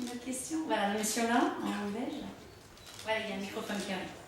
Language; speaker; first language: French; native; French